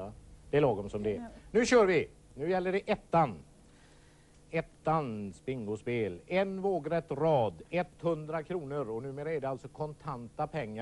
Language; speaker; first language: Swedish; native; Swedish